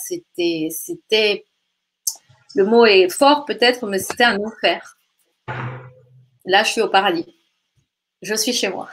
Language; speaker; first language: French; native; French